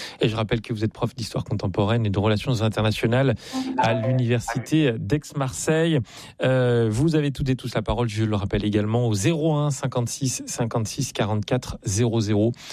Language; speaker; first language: French; native; French